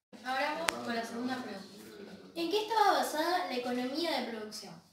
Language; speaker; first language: Spanish; native; Spanish